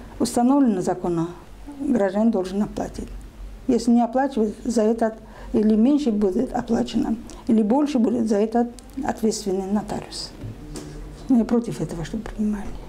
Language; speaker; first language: Russian; non-native, local second language; Tajik